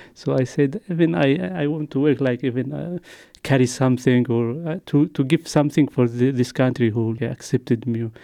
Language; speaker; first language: English; non-native, learner; Arabic